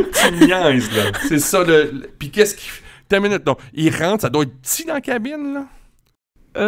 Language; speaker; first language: French; native; French